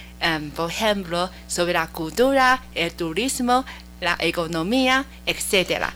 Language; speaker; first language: Spanish; non-native, learner; Chinese